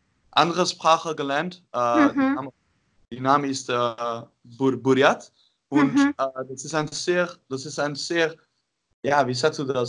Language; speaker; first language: German; non-native, learner; Dutch